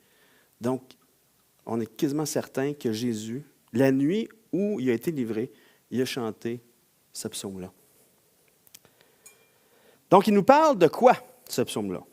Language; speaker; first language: French; native; French